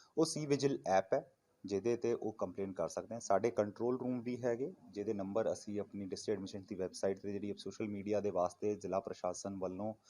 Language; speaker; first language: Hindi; non-native, local second language; Punjabi